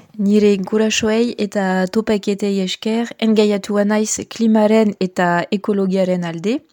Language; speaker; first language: Basque; non-native, local second language; French